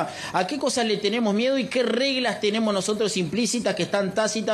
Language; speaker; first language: Spanish; native; Spanish